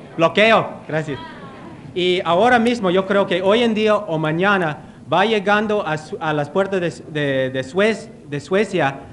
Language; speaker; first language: Spanish; non-native, fluent; English